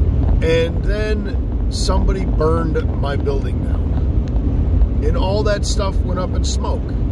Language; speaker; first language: English; native; English